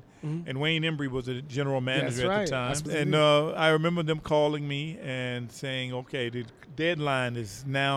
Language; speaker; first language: English; native; English